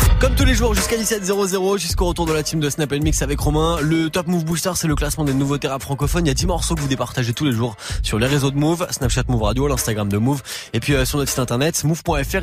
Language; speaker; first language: French; native; French